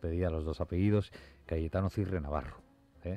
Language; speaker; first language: Spanish; native; Spanish